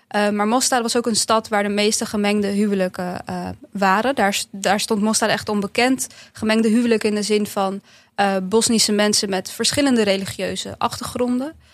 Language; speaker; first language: Dutch; early bilingual, other home language; Bosnian